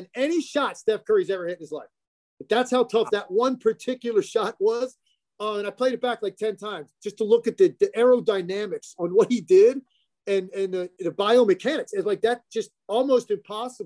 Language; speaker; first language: English; native; English